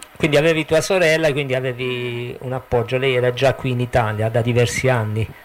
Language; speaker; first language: Italian; native; Italian